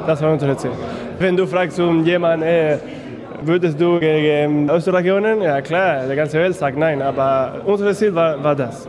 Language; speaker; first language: German; non-native, fluent; Spanish